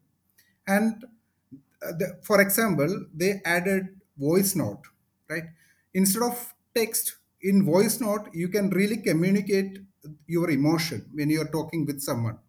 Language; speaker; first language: English; non-native, local second language; Malayalam